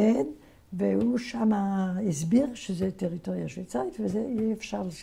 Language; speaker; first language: Hebrew; non-native, fluent; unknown